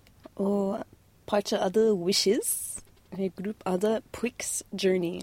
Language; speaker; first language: Turkish; non-native, learner; English